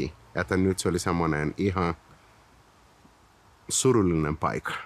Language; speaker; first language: Finnish; non-native, fluent; Portuguese